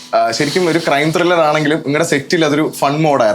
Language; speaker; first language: Malayalam; native; Malayalam